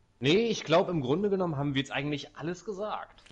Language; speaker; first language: German; native; German